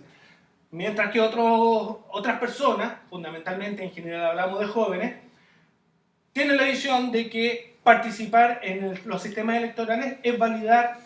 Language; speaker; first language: Spanish; native; Spanish